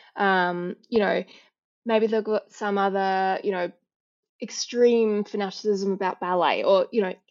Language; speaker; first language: English; native; English